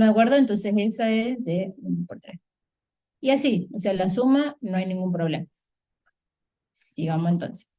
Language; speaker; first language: Spanish; native; Spanish